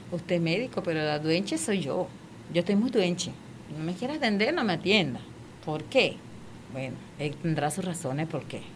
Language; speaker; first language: Spanish; non-native, local second language; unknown